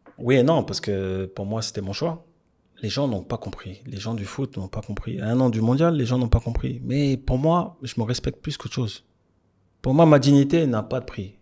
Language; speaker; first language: French; native; French